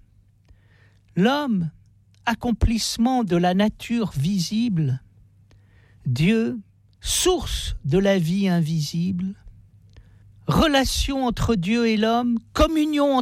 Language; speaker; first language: French; native; French